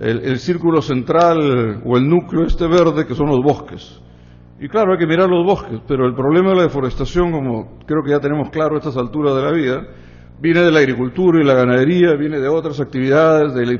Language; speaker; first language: Spanish; native; Spanish